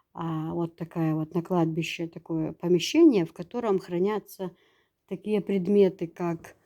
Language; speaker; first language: Russian; native; Russian